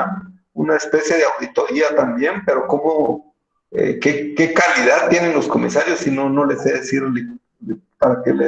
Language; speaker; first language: Spanish; native; Spanish